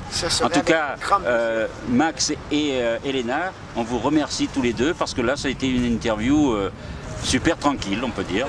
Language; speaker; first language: French; native; French